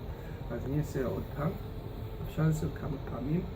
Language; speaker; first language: Hebrew; non-native, fluent; English